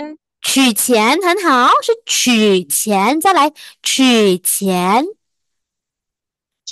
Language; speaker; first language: Chinese; non-native, fluent; Indonesian